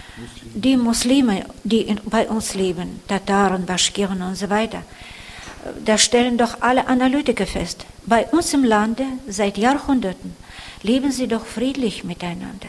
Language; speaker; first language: German; non-native, fluent; Russian